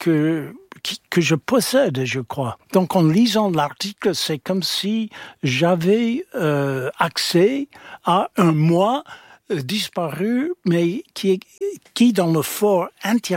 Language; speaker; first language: French; non-native, fluent; English